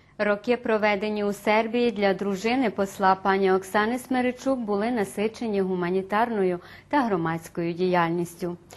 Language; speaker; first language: Ukrainian; early bilingual, heritage; Ukrainian